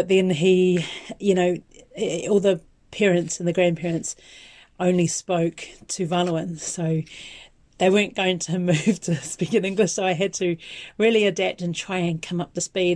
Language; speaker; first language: English; native; English